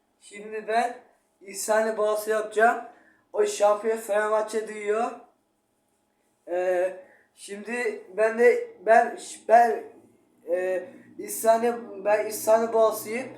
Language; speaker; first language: Turkish; non-native, learner; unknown